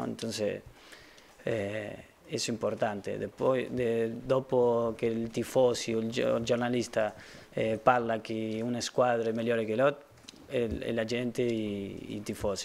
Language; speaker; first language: Italian; non-native, learner; Spanish